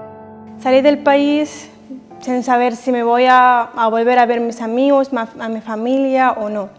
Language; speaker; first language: Spanish; non-native, fluent; Arabic